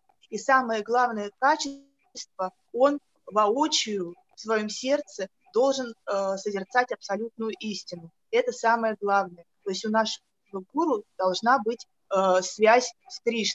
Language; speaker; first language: Russian; native; Russian